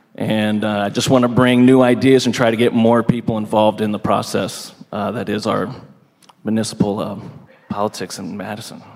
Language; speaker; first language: English; native; English